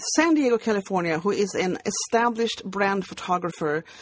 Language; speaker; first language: English; non-native, fluent; Swedish